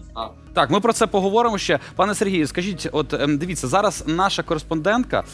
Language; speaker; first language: Ukrainian; native; Ukrainian